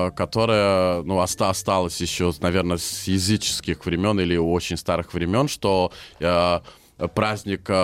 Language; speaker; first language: Russian; non-native, fluent; Hungarian